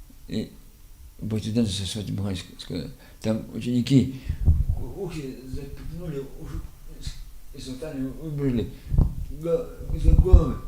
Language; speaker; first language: Russian; non-native, local second language; Lithuanian